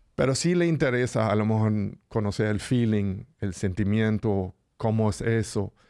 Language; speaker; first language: Spanish; non-native, fluent; German